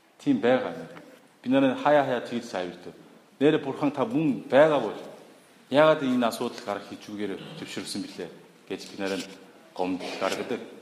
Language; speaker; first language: Mongolian; non-native, fluent; Korean